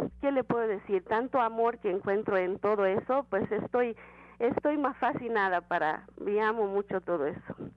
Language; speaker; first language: Spanish; non-native, fluent; Romanian